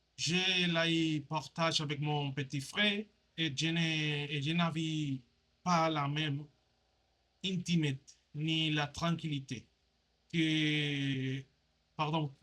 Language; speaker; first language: French; non-native, learner; Spanish